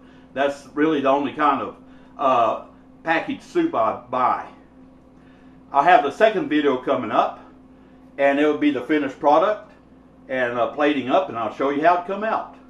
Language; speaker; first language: English; native; English